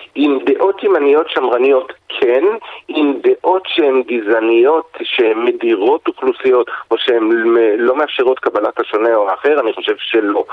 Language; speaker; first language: Hebrew; native; Hebrew